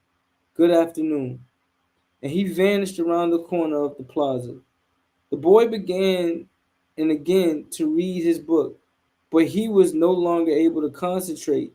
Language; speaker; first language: English; native; English